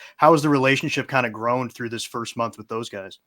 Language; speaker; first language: English; native; English